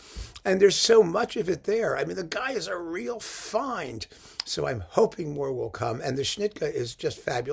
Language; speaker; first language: English; native; English